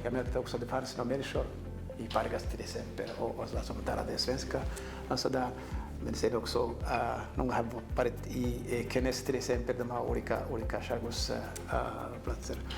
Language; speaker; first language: Swedish; non-native, fluent; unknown